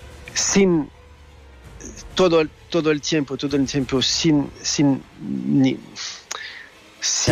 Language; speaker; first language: Spanish; non-native, fluent; French